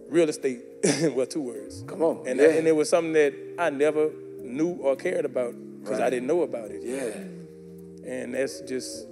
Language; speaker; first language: English; native; English